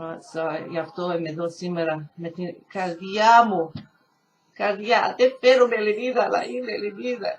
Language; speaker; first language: Greek; early bilingual, heritage; Greek